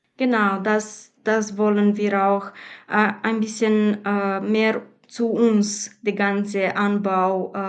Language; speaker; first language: German; non-native, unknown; Romanian